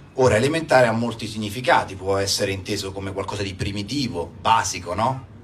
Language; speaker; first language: Italian; native; Italian